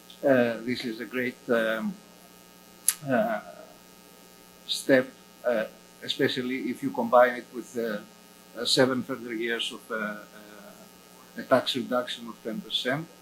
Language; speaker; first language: English; non-native, fluent; Greek